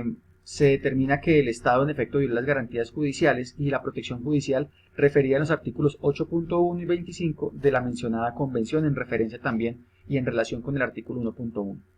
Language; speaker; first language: Spanish; native; Spanish